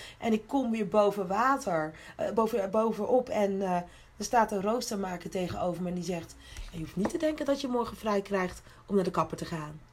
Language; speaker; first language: Dutch; early bilingual, other home language; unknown